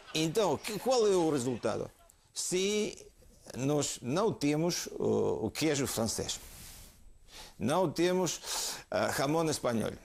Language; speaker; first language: Portuguese; non-native, fluent; Russian